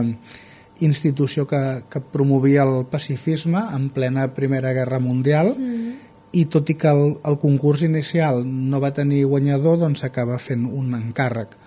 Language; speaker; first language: Catalan; native; Catalan